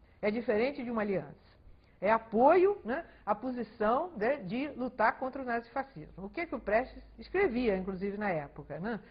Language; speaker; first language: Portuguese; early bilingual, other home language; Spanish